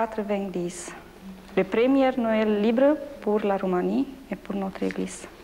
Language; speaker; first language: French; non-native, learner; Romanian